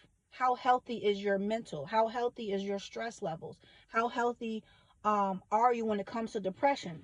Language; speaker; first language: English; native; English